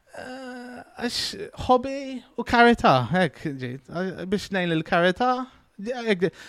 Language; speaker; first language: Maltese; early bilingual, heritage; Maltese